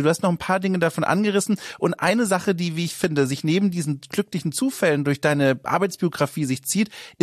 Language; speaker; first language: German; native; German